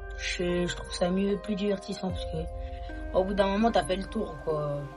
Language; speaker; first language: French; native; French